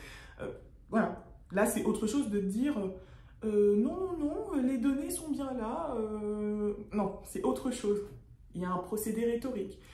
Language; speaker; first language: French; native; French